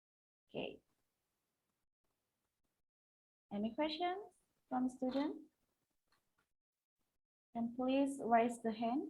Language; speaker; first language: English; non-native, local second language; Indonesian